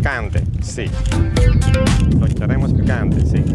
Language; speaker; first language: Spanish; non-native, learner; Greek